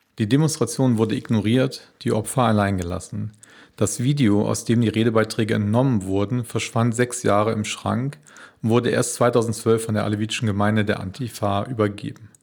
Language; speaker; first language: German; native; German